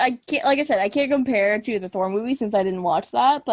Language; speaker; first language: English; native; English